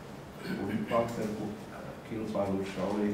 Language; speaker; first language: Finnish; native; Finnish